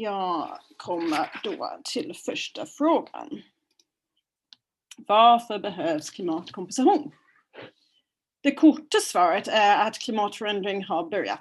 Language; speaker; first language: Swedish; non-native, fluent; English